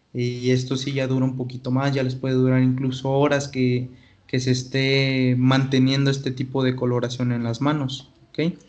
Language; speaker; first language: Spanish; native; Spanish